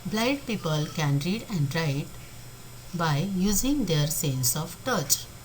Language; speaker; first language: English; non-native, local second language; Marathi